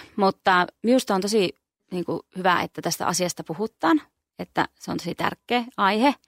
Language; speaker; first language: Finnish; native; Finnish